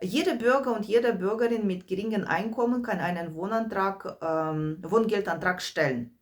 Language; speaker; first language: German; non-native, fluent; Ukrainian